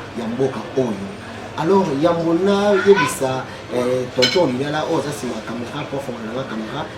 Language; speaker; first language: Lingala; non-native, local second language; Luba-Lulua